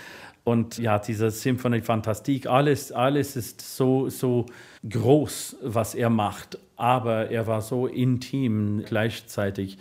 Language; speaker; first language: German; non-native, learner; English